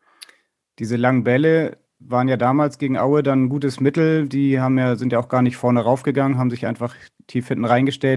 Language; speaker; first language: German; native; German